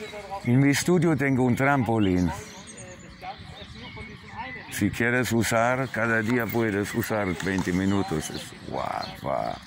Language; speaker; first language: Spanish; non-native, learner; German